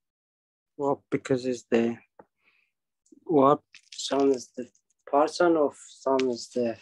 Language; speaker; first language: English; non-native, learner; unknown